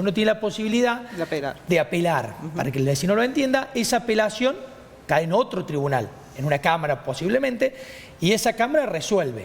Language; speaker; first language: Spanish; native; Spanish